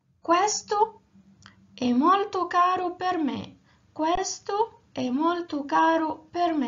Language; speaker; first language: Italian; non-native, fluent; Arabic